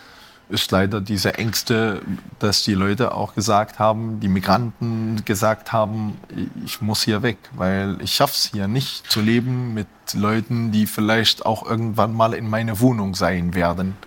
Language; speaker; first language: German; non-native, fluent; Arabic